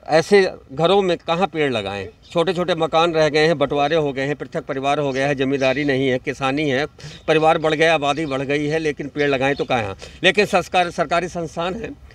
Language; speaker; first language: Hindi; native; Hindi